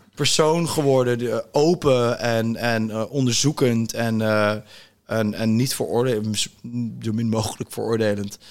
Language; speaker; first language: Dutch; native; Dutch